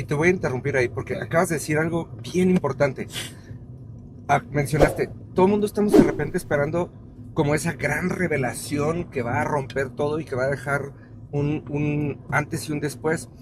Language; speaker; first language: Spanish; native; Spanish